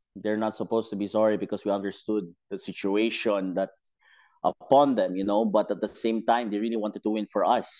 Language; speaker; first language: English; non-native, local second language; Cebuano